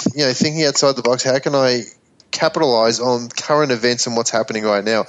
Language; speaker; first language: English; native; English